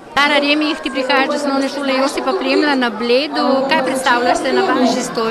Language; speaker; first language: Slovenian; native; Slovenian